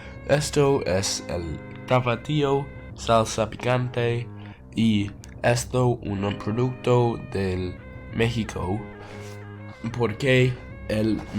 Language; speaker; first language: Spanish; non-native, learner; English